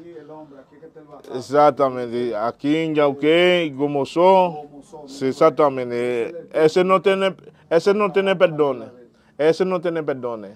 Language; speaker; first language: Spanish; non-native, learner; Haitian Creole